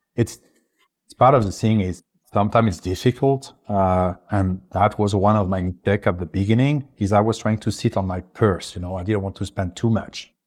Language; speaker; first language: English; non-native, fluent; French